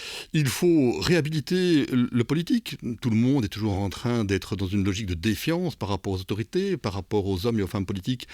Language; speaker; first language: French; native; French